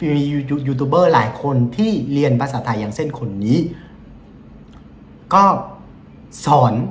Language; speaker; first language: Thai; non-native, fluent; Vietnamese